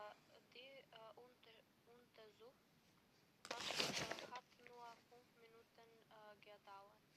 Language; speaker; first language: German; non-native, learner; Macedonian